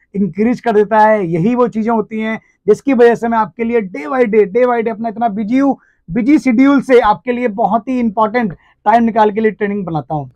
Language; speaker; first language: Hindi; native; Hindi